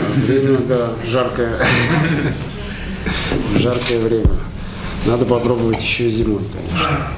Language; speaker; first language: Russian; native; Russian